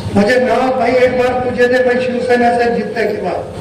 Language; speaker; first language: Hindi; non-native, local second language; Marathi